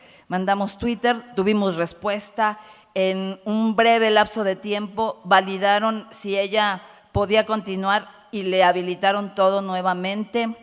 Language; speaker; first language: Spanish; native; Spanish